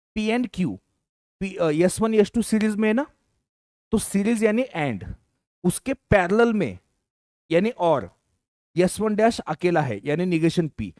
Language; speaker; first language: Hindi; non-native, local second language; Marathi